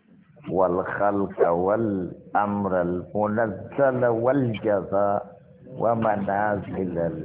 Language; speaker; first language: Arabic; non-native, fluent; Hausa